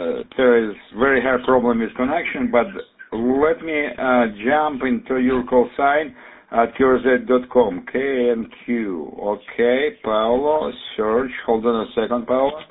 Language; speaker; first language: English; non-native, fluent; Russian